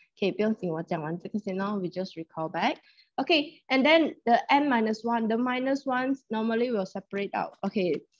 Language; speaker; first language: English; non-native, local second language; Chinese